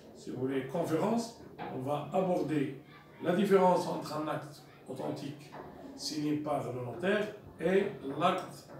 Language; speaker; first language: French; non-native, local second language; Arabic